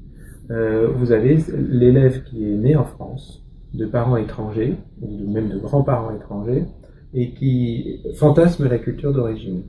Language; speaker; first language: French; native; French